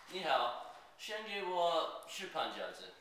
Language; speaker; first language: Chinese; non-native, learner; English